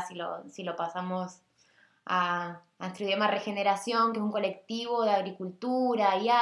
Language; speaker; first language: Spanish; native; Spanish